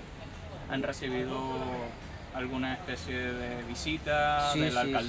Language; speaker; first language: Spanish; native; Spanish